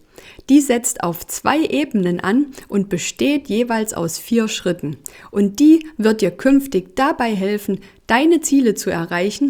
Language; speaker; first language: German; native; German